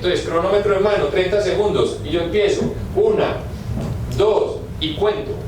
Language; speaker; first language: Spanish; native; Spanish